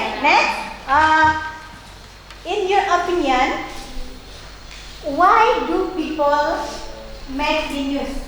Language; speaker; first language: English; non-native, learner; Indonesian